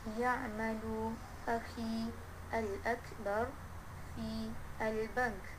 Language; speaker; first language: Arabic; non-native, learner; Malay